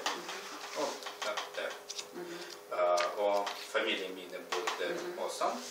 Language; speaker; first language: Swedish; non-native, learner; Russian